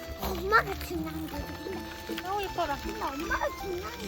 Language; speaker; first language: Korean; early bilingual, heritage; French